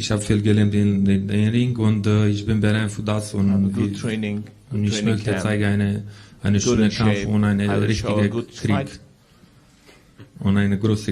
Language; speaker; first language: German; non-native, learner; Romanian